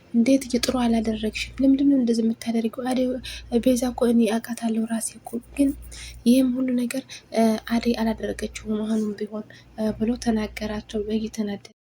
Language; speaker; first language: Amharic; non-native, local second language; Tigrinya